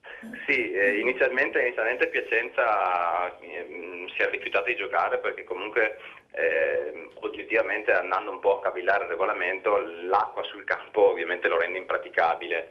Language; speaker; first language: Italian; native; Italian